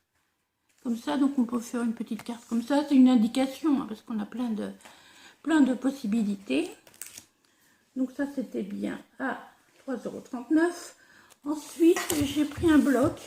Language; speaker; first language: French; native; French